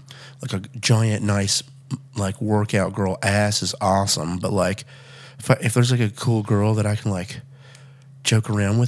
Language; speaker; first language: English; native; English